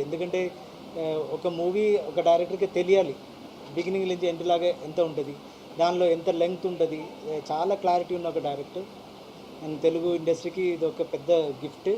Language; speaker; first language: Telugu; non-native, fluent; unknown